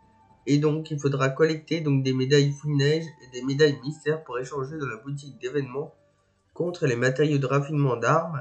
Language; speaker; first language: French; native; French